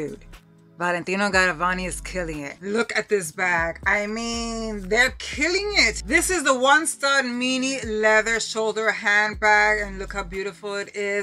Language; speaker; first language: English; early bilingual, other home language; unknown